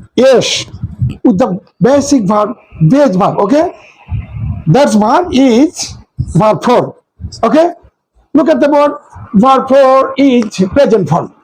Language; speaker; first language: English; non-native, local second language; Bangla